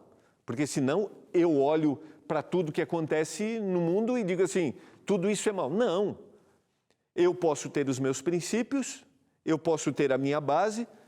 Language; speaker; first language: Portuguese; native; Portuguese